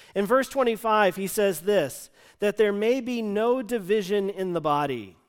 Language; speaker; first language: English; native; English